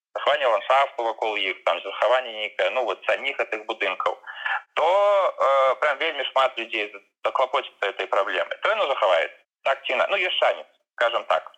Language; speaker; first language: Belarusian; non-native, local second language; Russian